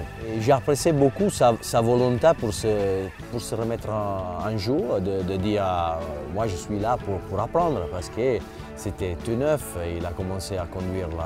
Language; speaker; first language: French; non-native, fluent; Italian